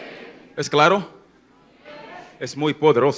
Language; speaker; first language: Spanish; non-native, learner; English